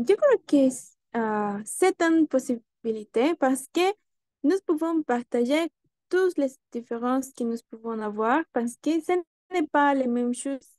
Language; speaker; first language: French; non-native, learner; Spanish